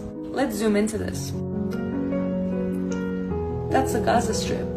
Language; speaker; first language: English; native; English